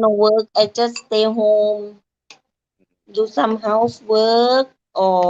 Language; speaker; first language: English; non-native, learner; Thai